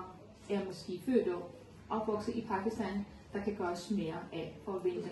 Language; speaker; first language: Danish; non-native, fluent; Urdu